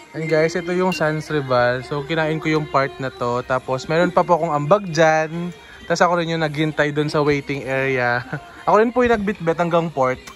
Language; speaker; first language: Filipino; native; Filipino